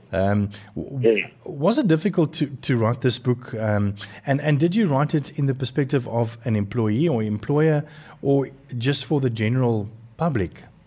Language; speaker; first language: English; non-native, local second language; Afrikaans